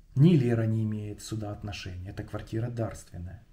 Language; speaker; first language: Russian; non-native, local second language; Ukrainian